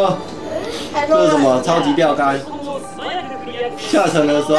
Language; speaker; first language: Chinese; native; Chinese